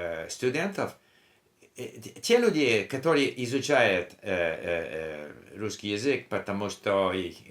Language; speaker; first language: Russian; non-native, learner; English